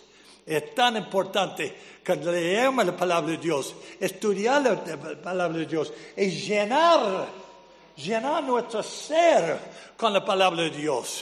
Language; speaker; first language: Spanish; non-native, fluent; English